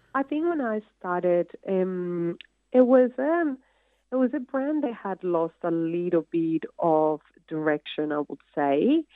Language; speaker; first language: English; non-native, fluent; Spanish